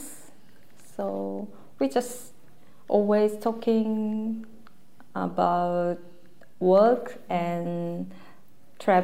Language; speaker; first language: English; non-native, learner; Korean